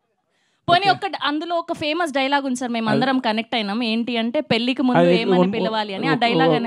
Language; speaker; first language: Telugu; native; Telugu